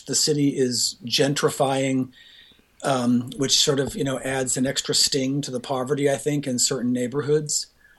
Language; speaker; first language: English; native; English